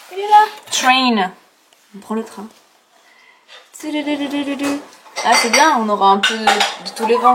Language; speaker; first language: French; native; French